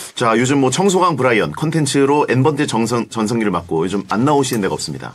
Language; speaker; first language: Korean; native; Korean